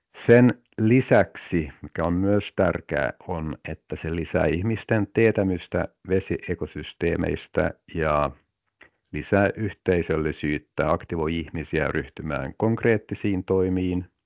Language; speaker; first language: Finnish; non-native, local second language; Swedish